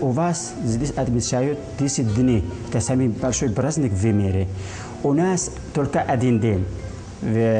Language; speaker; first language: Russian; non-native, learner; Arabic